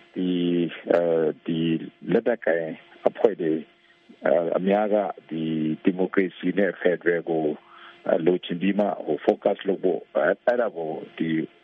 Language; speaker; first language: Burmese; non-native, local second language; Kachin